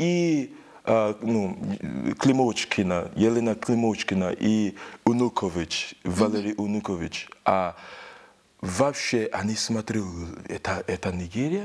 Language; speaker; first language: Russian; non-native, learner; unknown